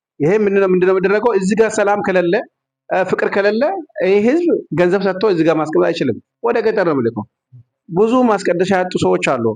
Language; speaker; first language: Amharic; non-native, local second language; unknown